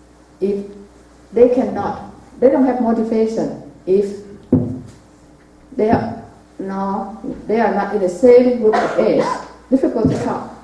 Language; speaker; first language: English; non-native, learner; Vietnamese